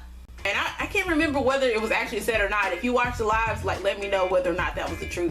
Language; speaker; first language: English; native; English